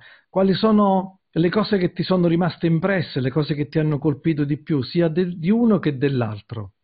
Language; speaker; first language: Italian; native; Italian